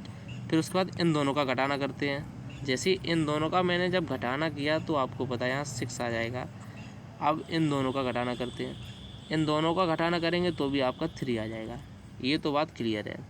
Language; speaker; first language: Hindi; native; Hindi